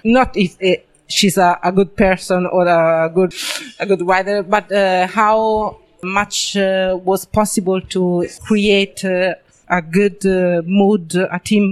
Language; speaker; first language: English; non-native, learner; Italian